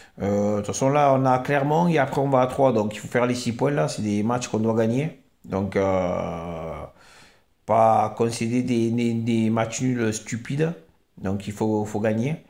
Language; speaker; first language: French; native; French